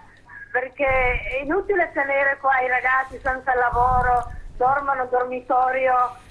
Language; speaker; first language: Italian; non-native, fluent; Somali